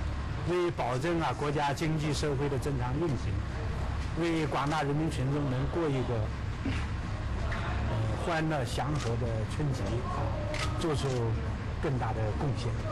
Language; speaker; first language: Chinese; native; Chinese